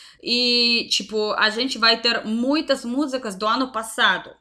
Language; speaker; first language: Portuguese; non-native, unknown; Russian